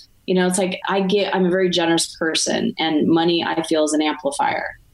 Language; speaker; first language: English; native; English